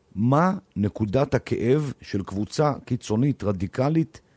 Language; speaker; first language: Hebrew; native; Hebrew